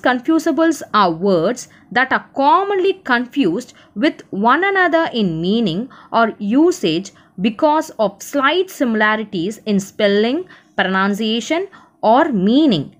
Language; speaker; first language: English; non-native, local second language; Tamil